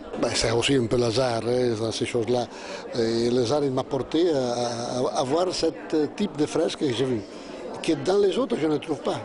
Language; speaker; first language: French; non-native, fluent; Italian